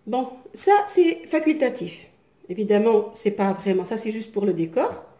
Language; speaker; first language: French; non-native, local second language; Arabic